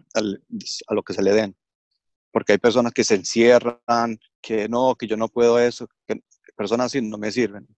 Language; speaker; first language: Spanish; early bilingual, heritage; English